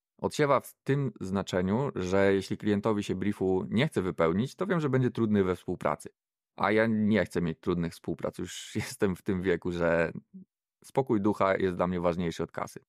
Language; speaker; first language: Polish; native; Polish